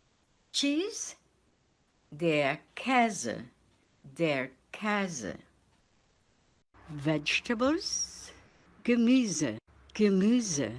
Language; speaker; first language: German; non-native, fluent; Filipino